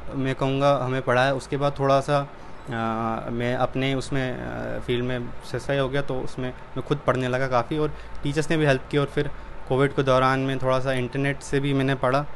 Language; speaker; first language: Hindi; native; Hindi